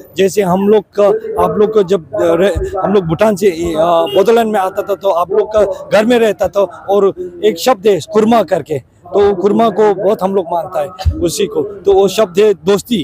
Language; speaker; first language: Hindi; non-native, fluent; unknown